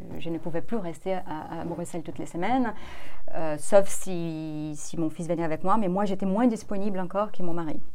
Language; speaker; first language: French; non-native, fluent; Portuguese